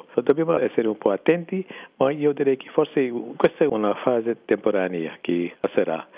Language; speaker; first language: Italian; non-native, fluent; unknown